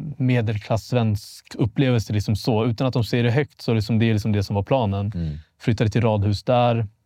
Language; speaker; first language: Swedish; early bilingual, other home language; Amharic